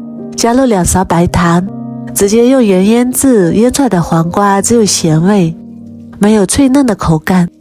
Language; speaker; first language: Chinese; native; Chinese